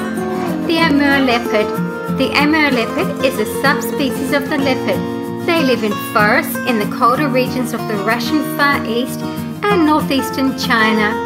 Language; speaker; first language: English; native; English